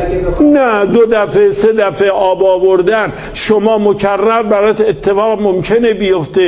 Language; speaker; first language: Persian; native; Persian